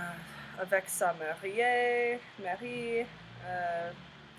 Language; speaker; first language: French; non-native, learner; English